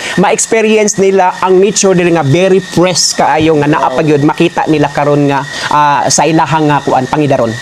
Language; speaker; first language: Cebuano; non-native, local second language; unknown